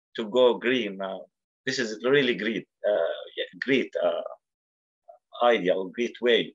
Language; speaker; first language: English; non-native, fluent; Arabic